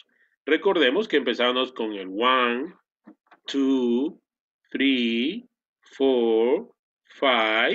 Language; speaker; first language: Spanish; native; Spanish